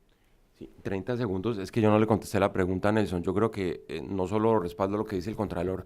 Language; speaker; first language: Spanish; native; Spanish